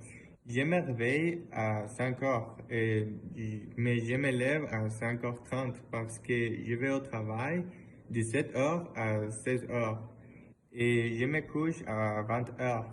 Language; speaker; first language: French; non-native, learner; Spanish